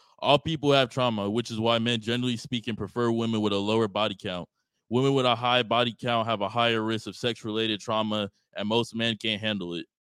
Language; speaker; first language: English; native; English